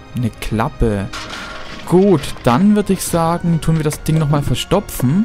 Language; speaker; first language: German; native; German